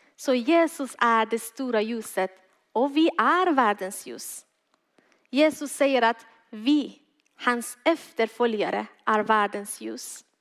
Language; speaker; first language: Swedish; non-native, fluent; Persian